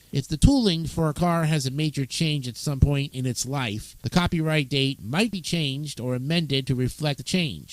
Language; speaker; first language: English; native; English